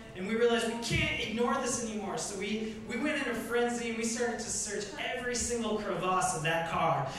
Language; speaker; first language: English; native; English